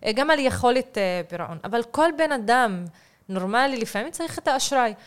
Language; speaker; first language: Hebrew; non-native, local second language; Arabic